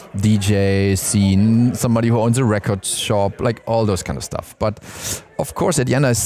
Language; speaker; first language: English; non-native, fluent; German